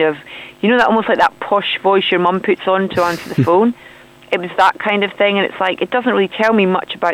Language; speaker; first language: English; native; English